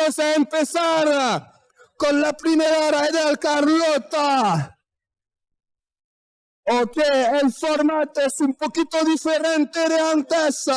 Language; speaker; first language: Spanish; non-native, learner; French